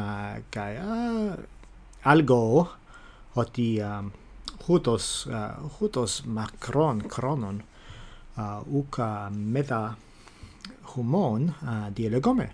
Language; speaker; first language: Greek; non-native, fluent; English